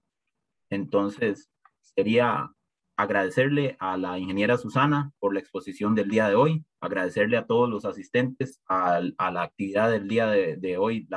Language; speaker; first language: Spanish; native; Spanish